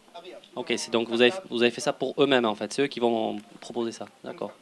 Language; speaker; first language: French; native; French